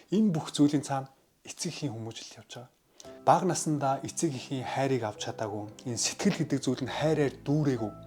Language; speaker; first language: Mongolian; early bilingual, heritage; Mongolian